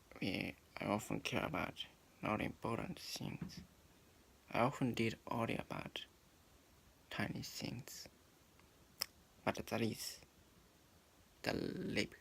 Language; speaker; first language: English; non-native, learner; Japanese